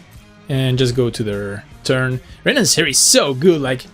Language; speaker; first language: English; non-native, fluent; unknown